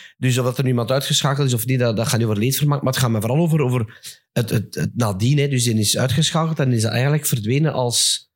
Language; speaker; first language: Dutch; native; Dutch